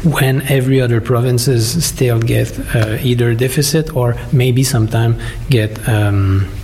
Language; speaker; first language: English; non-native, fluent; French